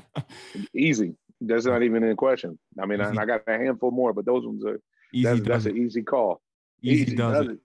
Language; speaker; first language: English; native; English